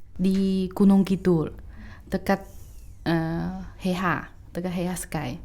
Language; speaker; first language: Indonesian; non-native, fluent; Chinese